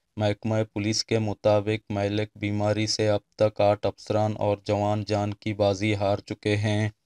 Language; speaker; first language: Urdu; non-native, local second language; Baluchi